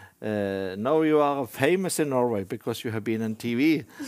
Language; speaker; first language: English; non-native, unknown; Norwegian